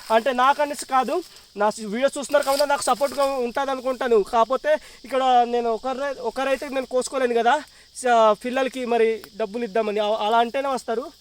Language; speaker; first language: Telugu; non-native, local second language; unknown